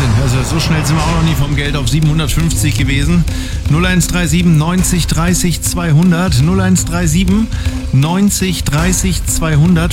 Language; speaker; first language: German; native; German